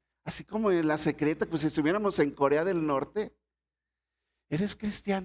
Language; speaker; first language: Spanish; native; Spanish